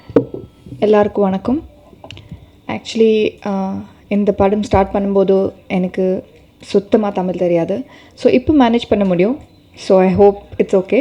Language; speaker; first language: Tamil; non-native, learner; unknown